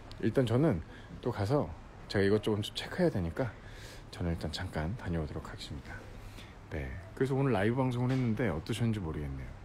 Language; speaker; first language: Korean; native; Korean